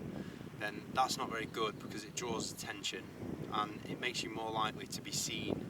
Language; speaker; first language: English; native; English